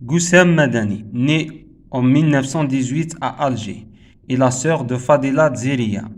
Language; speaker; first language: French; non-native, local second language; Arabic